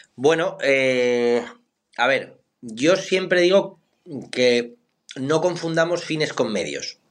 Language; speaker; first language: Spanish; native; Spanish